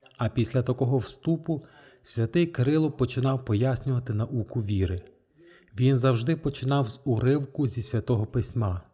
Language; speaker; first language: Ukrainian; non-native, fluent; French